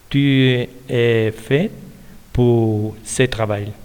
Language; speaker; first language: French; non-native, learner; Spanish